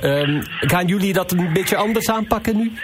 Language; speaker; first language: Dutch; native; Dutch